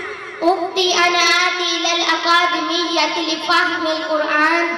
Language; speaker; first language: Arabic; non-native, learner; Urdu